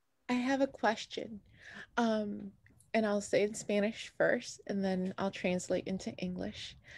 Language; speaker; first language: English; early bilingual, other home language; Spanish